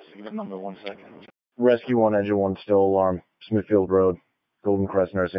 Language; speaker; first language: English; native; English